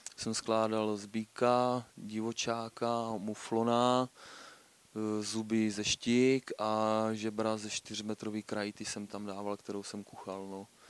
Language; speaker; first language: Czech; native; Czech